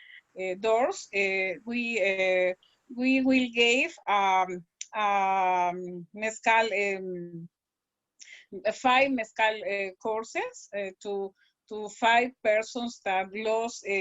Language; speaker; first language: English; non-native, learner; Spanish